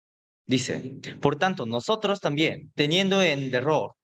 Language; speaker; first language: Spanish; native; Spanish